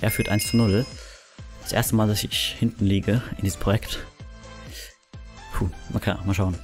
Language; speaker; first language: German; native; German